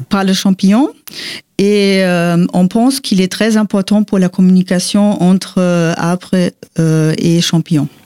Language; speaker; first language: French; non-native, fluent; Portuguese